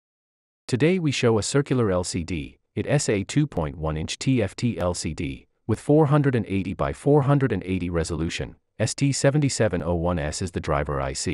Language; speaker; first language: English; non-native, fluent; Chinese